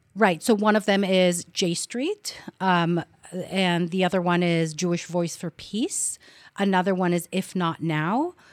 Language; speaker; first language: English; non-native, fluent; Hebrew